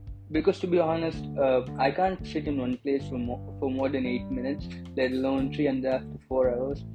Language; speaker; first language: English; non-native, local second language; Tamil